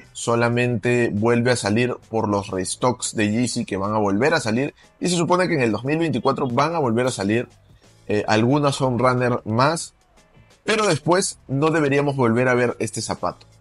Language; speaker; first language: Spanish; native; Spanish